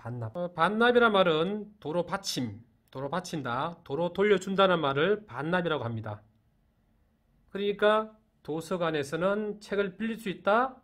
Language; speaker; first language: Korean; native; Korean